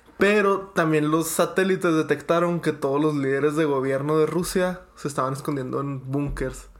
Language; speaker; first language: Spanish; early bilingual, heritage; Spanish